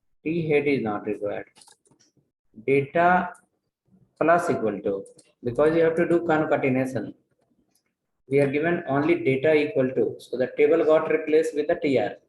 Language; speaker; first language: English; non-native, local second language; Telugu